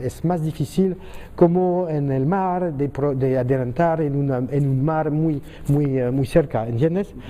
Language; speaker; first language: Spanish; non-native, fluent; French